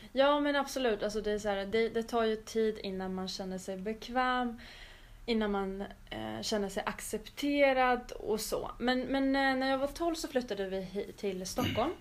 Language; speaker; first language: Swedish; early bilingual, other home language; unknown